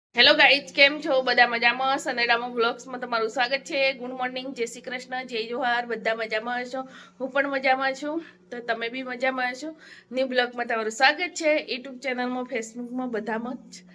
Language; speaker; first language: Gujarati; non-native, local second language; Bhili